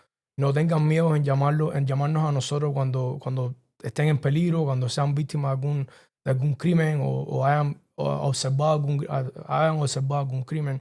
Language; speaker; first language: Spanish; early bilingual, other home language; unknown